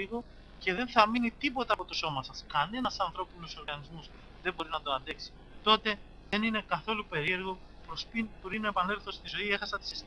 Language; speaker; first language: Greek; native; Greek